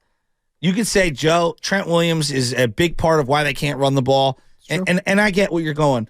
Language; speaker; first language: English; native; English